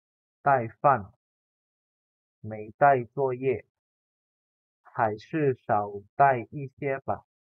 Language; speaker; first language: Chinese; non-native, fluent; Indonesian